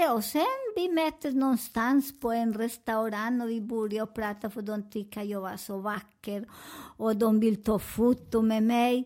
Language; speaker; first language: Swedish; non-native, learner; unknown